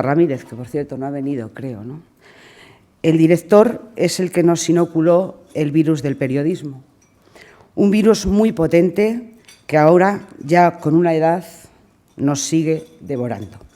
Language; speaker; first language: Spanish; native; Spanish